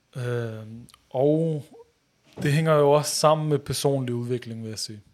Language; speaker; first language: Danish; early bilingual, other home language; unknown